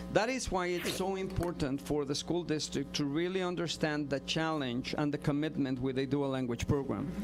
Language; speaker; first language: English; non-native, fluent; Spanish